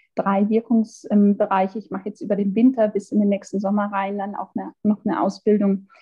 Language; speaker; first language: German; native; German